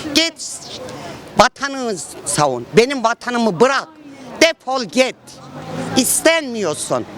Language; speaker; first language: Turkish; native; Turkish